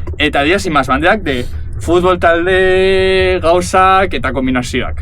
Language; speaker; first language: Basque; non-native, local second language; Spanish